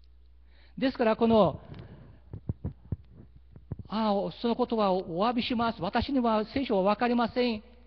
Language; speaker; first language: Japanese; early bilingual, heritage; Portuguese